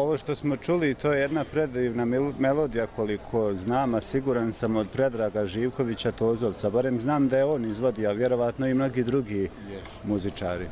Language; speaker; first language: Serbian; native; Serbian